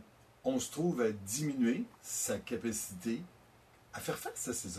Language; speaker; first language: French; native; French